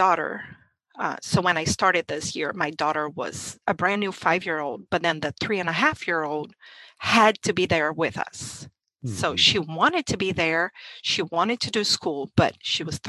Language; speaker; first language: English; non-native, fluent; Portuguese